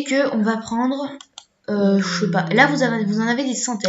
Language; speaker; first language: French; native; French